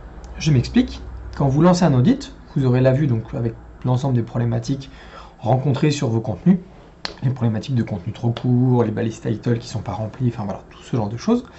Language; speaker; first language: French; native; French